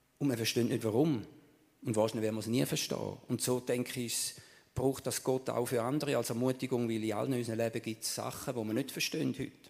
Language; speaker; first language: German; native; German